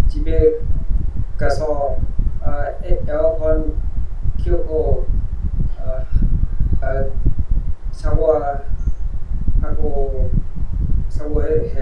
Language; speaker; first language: Korean; non-native, learner; Vietnamese